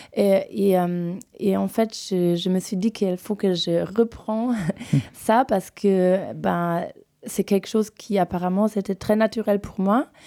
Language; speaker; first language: French; non-native, fluent; German